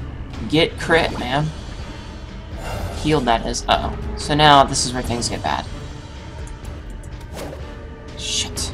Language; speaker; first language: English; native; English